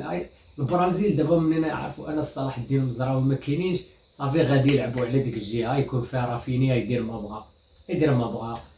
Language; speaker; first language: Arabic; native; Arabic